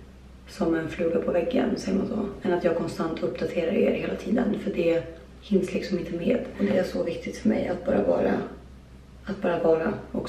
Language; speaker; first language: Swedish; native; Swedish